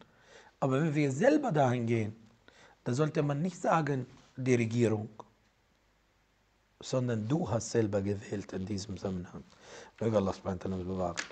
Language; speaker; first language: German; non-native, fluent; Arabic